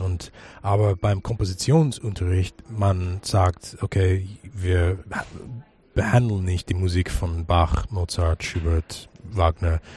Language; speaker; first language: German; non-native, fluent; English